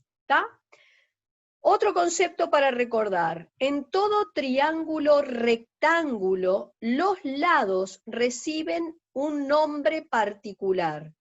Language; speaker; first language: Spanish; native; Spanish